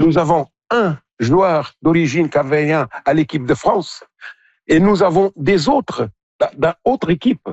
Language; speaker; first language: French; non-native, local second language; Portuguese